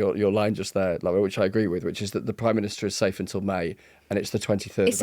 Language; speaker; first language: English; native; English